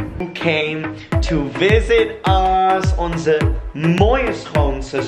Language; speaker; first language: Dutch; non-native, learner; English